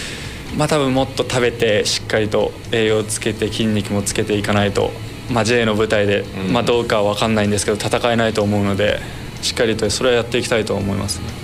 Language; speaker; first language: Japanese; native; Japanese